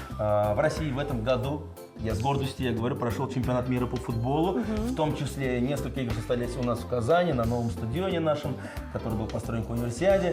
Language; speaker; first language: Russian; native; Russian